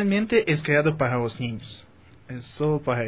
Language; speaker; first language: Spanish; non-native, fluent; Russian